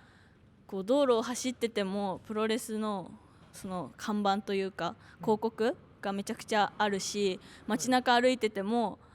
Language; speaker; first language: Japanese; native; Japanese